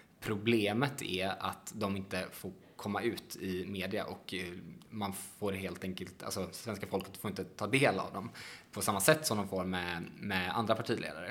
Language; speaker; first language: Swedish; native; Swedish